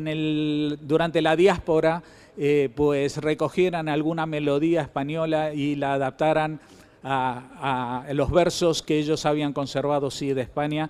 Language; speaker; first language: Spanish; native; Spanish